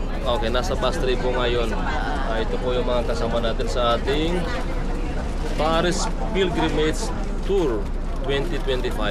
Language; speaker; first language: Filipino; non-native, fluent; Indonesian